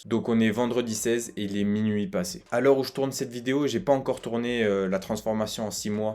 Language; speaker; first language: French; native; French